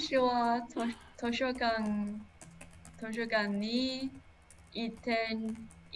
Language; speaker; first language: Japanese; non-native, learner; English